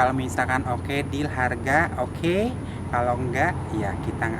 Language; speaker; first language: Indonesian; native; Indonesian